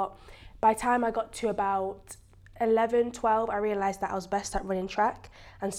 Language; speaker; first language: English; native; English